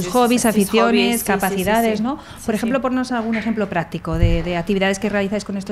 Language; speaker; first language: Spanish; native; Spanish